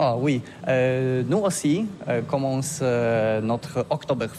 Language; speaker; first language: French; non-native, learner; Polish